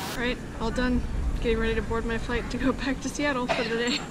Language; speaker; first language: English; native; English